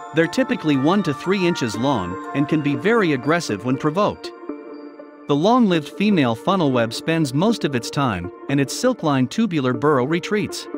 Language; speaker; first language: English; native; English